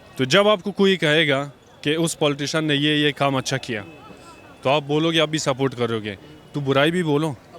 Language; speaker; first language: Hindi; non-native, fluent; Persian